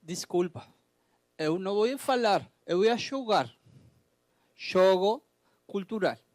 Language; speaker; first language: Portuguese; non-native, learner; Spanish